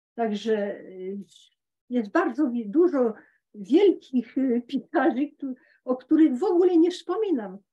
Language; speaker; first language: Polish; early bilingual, heritage; Polish